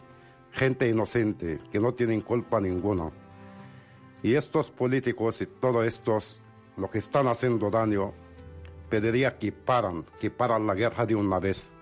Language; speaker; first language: Spanish; non-native, fluent; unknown